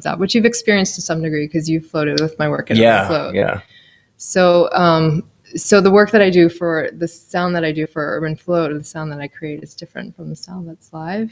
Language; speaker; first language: English; native; English